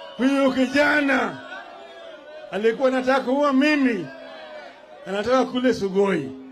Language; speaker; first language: Swahili; non-native, local second language; Luo (Kenya and Tanzania)